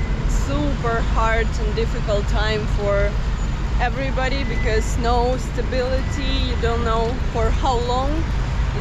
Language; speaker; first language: English; non-native, fluent; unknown